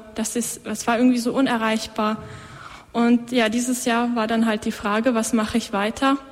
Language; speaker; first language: German; native; German